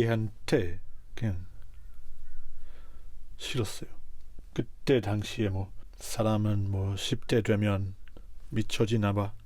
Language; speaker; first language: Korean; non-native, fluent; English